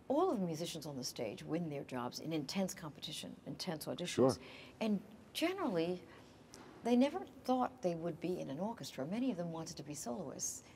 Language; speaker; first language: English; native; English